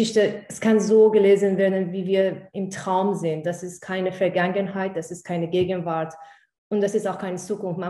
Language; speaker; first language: German; non-native, fluent; Persian